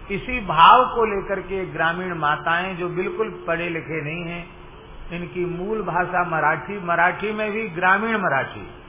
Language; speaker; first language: Hindi; native; Hindi